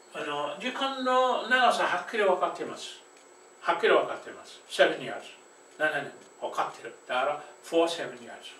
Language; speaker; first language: Japanese; non-native, fluent; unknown